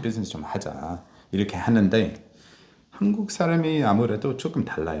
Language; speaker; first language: Korean; non-native, fluent; English